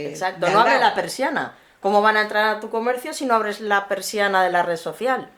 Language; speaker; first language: Spanish; native; Spanish